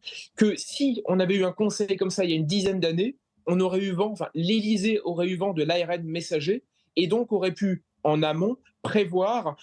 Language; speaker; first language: French; native; French